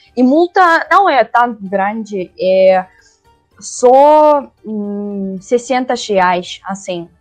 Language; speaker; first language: Portuguese; non-native, learner; Russian